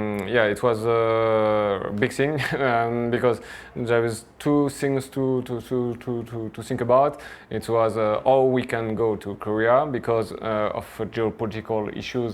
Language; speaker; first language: English; non-native, fluent; French